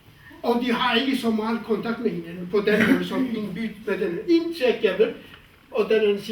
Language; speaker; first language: Danish; non-native, fluent; Kurdish